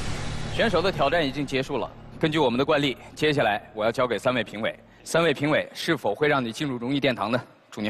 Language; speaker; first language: Chinese; native; Chinese